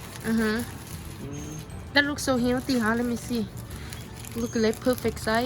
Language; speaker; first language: English; non-native, learner; Thai